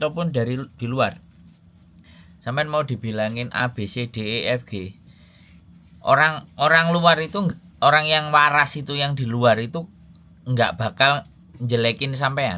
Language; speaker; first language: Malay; non-native, local second language; Javanese